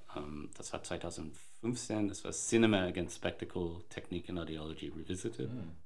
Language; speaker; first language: German; non-native, fluent; English